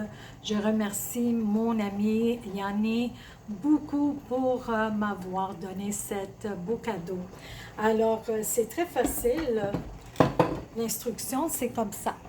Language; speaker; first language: French; early bilingual, other home language; Italian